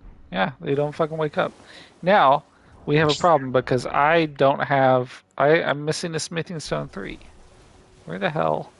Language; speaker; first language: English; native; English